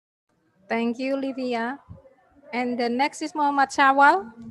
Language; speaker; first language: English; non-native, learner; Indonesian